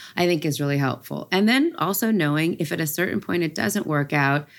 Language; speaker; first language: English; native; English